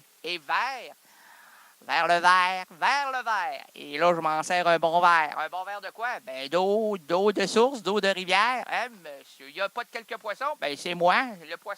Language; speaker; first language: French; native; French